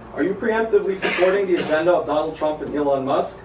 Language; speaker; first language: English; native; English